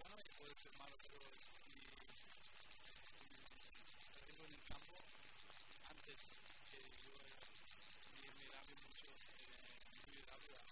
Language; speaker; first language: Spanish; non-native, fluent; Portuguese